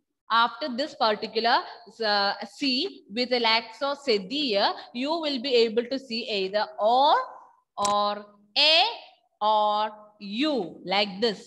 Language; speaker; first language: English; non-native, local second language; Malayalam